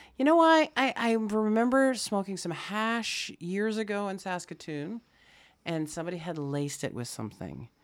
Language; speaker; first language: English; native; English